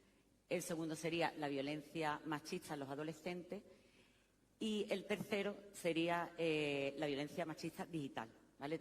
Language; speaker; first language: Spanish; native; Spanish